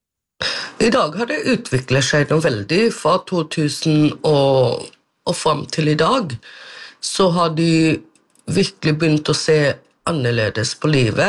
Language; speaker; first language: Norwegian; non-native, local second language; Romany